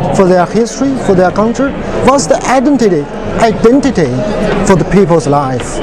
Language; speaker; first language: English; non-native, learner; Chinese